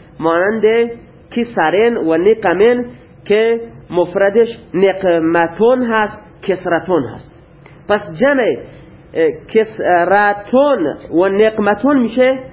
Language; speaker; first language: Persian; non-native, local second language; Baluchi